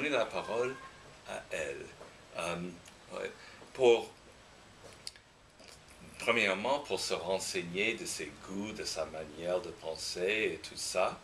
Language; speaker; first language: French; non-native, fluent; English